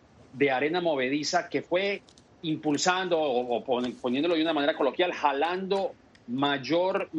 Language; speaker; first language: Spanish; native; Spanish